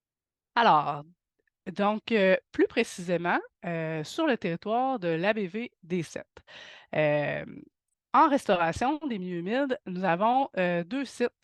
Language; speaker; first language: French; native; French